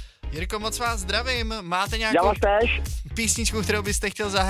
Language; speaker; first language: Czech; native; Czech